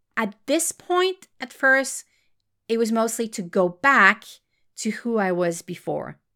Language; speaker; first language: English; non-native, fluent; French